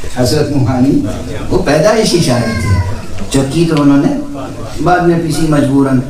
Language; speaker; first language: Urdu; native; Urdu